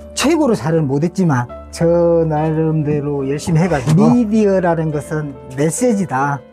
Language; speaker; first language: Korean; native; Korean